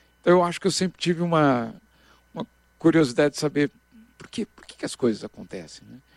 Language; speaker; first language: Portuguese; native; Portuguese